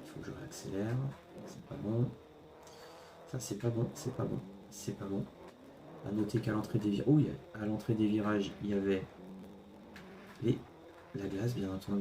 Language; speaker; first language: French; native; French